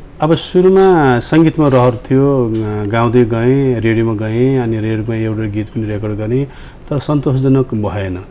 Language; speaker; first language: Nepali; non-native, local second language; Newari